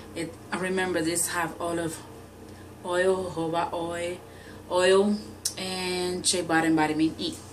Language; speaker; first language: English; non-native, learner; Spanish